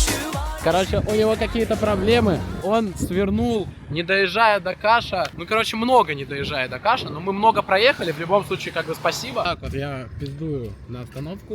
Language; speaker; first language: Russian; native; Russian